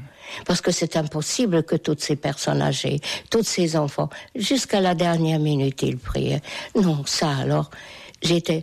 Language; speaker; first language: French; non-native, fluent; Hungarian